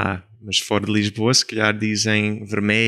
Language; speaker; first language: Portuguese; non-native, fluent; English